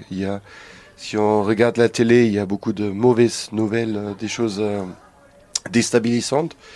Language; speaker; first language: French; non-native, fluent; German